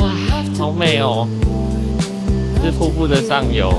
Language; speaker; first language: Chinese; native; Chinese